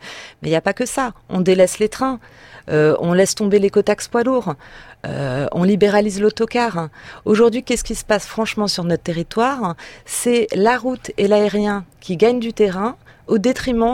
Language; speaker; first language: French; native; French